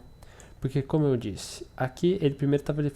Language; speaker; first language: Portuguese; native; Portuguese